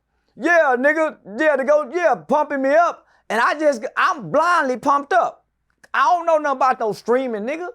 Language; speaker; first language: English; native; English